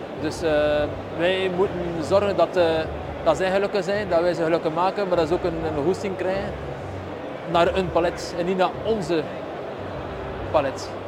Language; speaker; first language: Dutch; non-native, local second language; French